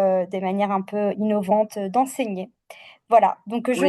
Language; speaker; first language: French; native; French